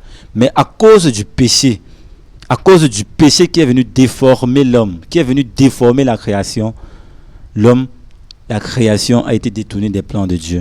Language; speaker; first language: French; non-native, local second language; Lingala